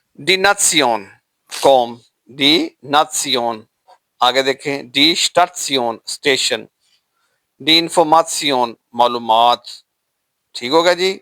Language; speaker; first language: Urdu; non-native, local second language; Punjabi